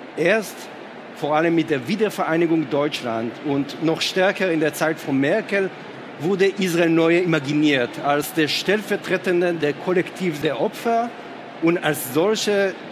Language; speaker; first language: German; non-native, fluent; Hebrew